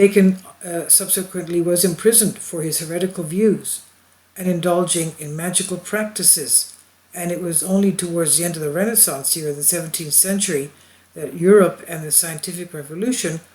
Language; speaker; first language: English; non-native, fluent; Greek